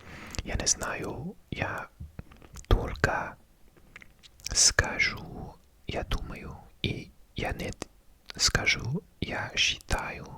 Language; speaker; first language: Russian; non-native, learner; English